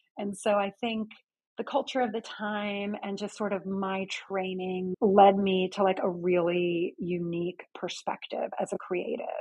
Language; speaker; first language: English; early bilingual, other home language; Greek